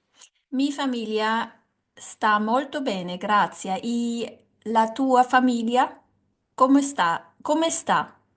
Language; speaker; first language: Italian; non-native, learner; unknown